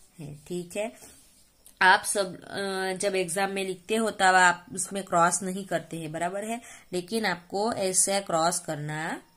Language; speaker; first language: Hindi; non-native, local second language; Gujarati